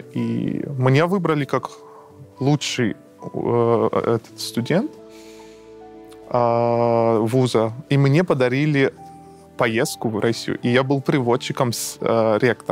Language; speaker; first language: Russian; non-native, fluent; Persian